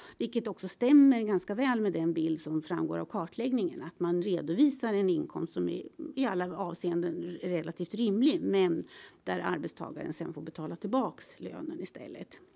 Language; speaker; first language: Swedish; native; Swedish